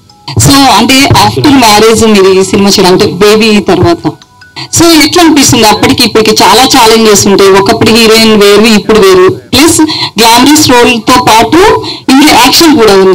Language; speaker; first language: Telugu; native; Telugu